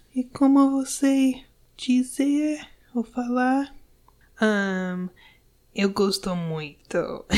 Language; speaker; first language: Portuguese; non-native, learner; English